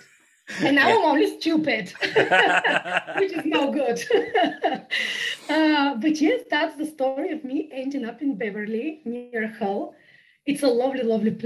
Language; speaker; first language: English; non-native, fluent; Bulgarian